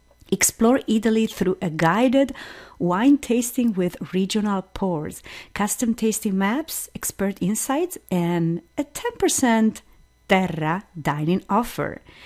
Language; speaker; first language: English; non-native, fluent; Italian